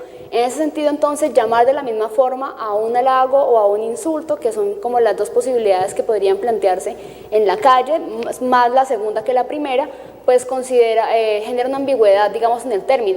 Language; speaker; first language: Spanish; native; Spanish